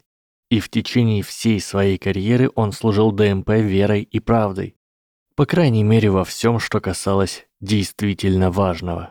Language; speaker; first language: Russian; native; Russian